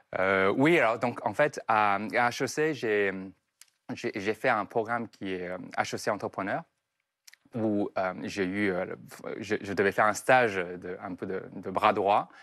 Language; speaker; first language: French; non-native, fluent; Chinese